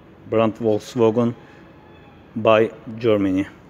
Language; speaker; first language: English; non-native, learner; Turkish